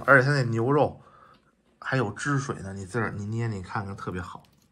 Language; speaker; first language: Chinese; native; Chinese